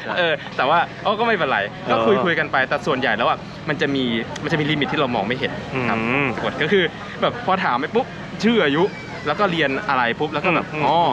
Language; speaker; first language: Thai; native; Thai